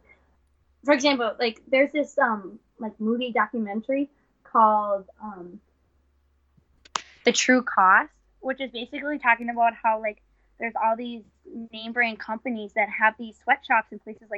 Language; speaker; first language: English; native; English